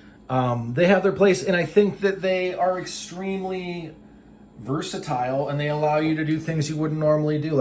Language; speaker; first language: English; native; English